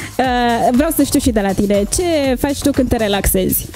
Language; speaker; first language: Romanian; native; Romanian